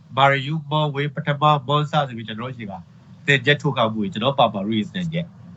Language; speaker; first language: Burmese; native; Burmese